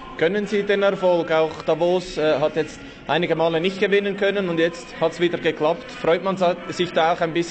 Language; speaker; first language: German; native; German